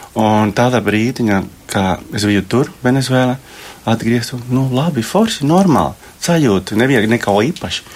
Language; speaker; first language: Latvian; non-native, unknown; Spanish